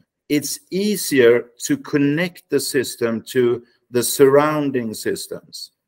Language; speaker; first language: English; non-native, fluent; Swedish